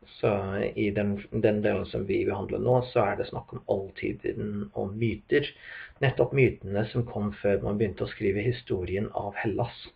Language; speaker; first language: Norwegian; non-native, fluent; English